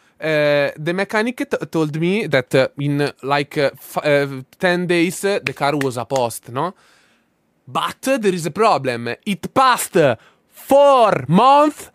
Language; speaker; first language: English; non-native, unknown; Italian